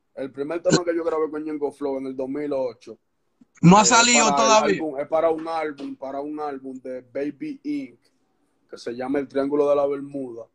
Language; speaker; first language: Spanish; native; Spanish